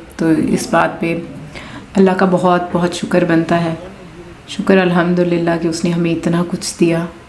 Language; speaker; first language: Urdu; non-native, local second language; Punjabi